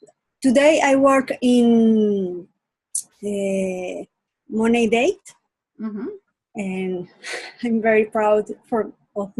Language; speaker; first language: English; non-native, learner; Spanish